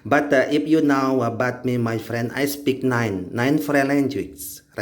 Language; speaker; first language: English; non-native, learner; Indonesian